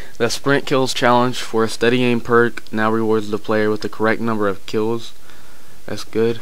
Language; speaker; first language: English; native; English